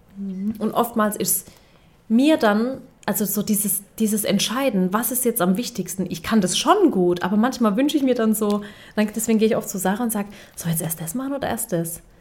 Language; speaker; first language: German; early bilingual, other home language; Turkish